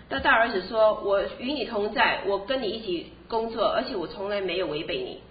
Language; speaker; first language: Chinese; native; Chinese